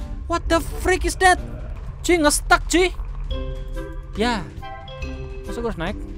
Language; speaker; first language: English; non-native, learner; Indonesian